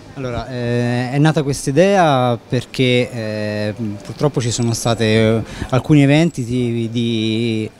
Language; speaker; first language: Italian; native; Italian